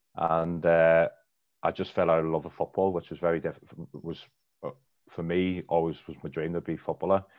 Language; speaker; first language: English; native; English